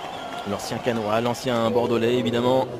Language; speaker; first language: French; native; French